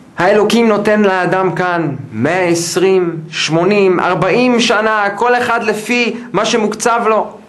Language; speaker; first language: Hebrew; non-native, fluent; English